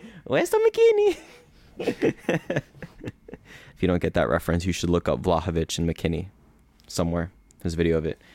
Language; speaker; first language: English; early bilingual, other home language; Greek